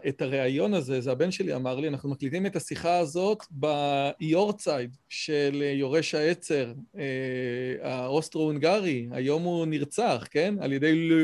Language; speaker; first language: Hebrew; native; Hebrew